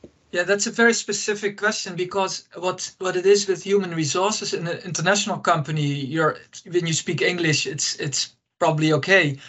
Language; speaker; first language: English; non-native, fluent; Dutch